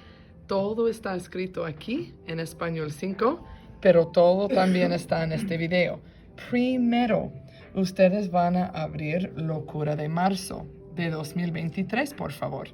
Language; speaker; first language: Spanish; non-native, fluent; English